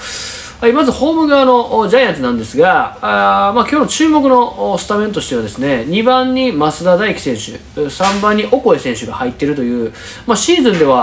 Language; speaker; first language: Japanese; native; Japanese